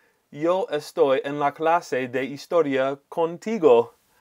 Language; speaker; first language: Spanish; non-native, fluent; English